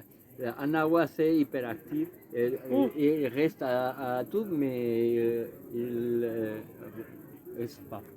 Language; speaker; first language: French; non-native, learner; Spanish